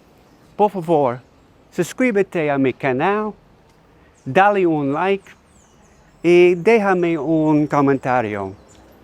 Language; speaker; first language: Spanish; non-native, learner; English